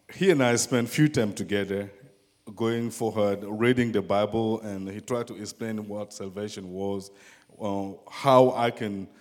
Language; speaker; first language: English; non-native, fluent; Dyula